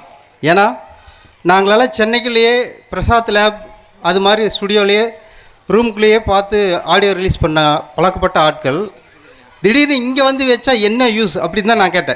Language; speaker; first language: Tamil; native; Tamil